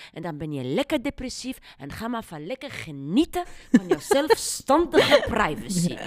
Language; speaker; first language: Dutch; non-native, fluent; Arabic